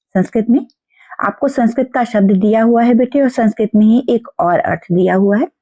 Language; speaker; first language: Hindi; native; Hindi